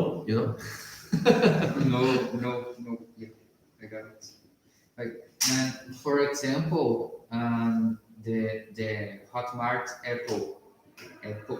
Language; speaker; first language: English; non-native, learner; Portuguese